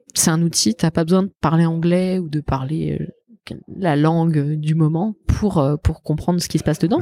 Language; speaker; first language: French; native; French